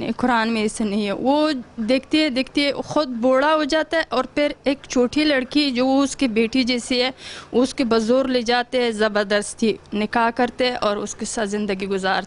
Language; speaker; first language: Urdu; non-native, learner; Pashto